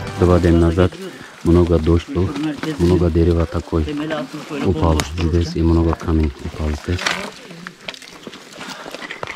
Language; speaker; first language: Russian; non-native, learner; Turkish